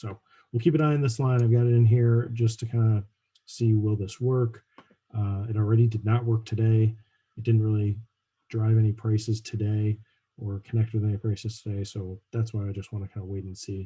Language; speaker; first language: English; native; English